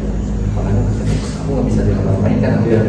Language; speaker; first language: Indonesian; native; Indonesian